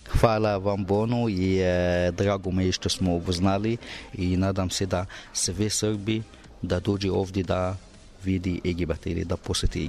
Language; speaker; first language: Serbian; non-native, learner; Arabic